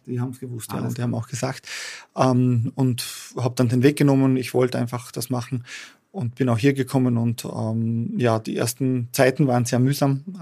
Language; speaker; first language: German; non-native, fluent; Albanian